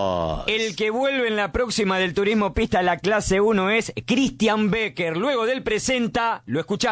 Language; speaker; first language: Spanish; native; Spanish